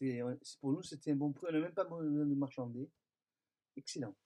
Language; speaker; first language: French; native; French